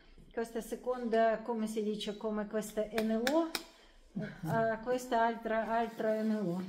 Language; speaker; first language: Italian; non-native, learner; Russian